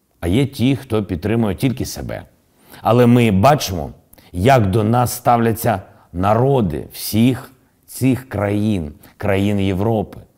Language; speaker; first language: Ukrainian; non-native, local second language; Russian